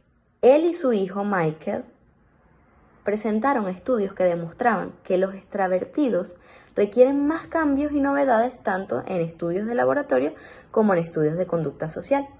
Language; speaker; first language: Spanish; native; Spanish